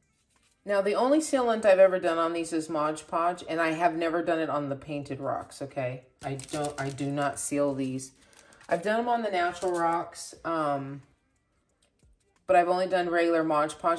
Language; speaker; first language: English; native; English